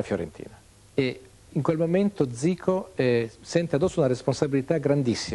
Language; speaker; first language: Italian; native; Italian